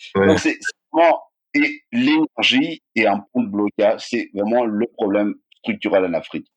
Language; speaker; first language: French; non-native, local second language; Malagasy